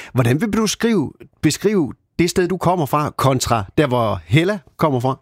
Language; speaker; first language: Danish; native; Danish